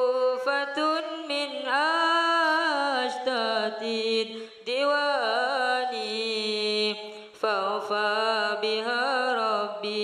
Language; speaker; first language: Arabic; non-native, learner; Indonesian